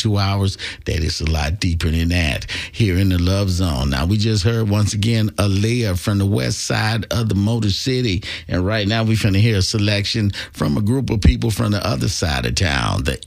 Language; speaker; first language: English; native; English